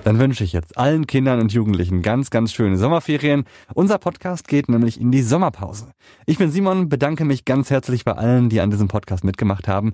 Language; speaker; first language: German; native; German